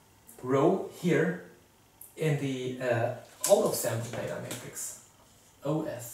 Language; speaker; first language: English; non-native, fluent; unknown